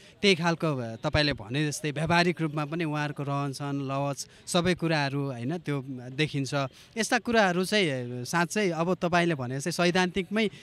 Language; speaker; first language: Nepali; native; Nepali